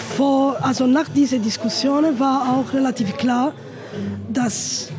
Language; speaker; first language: German; non-native, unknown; Italian